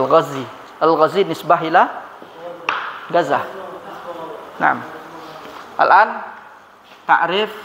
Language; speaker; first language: Arabic; non-native, fluent; Indonesian